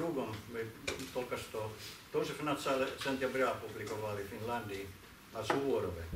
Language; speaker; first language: Russian; non-native, fluent; Finnish